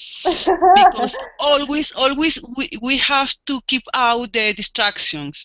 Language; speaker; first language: English; non-native, learner; Spanish